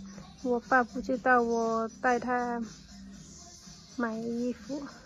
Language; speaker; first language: Chinese; non-native, learner; Lao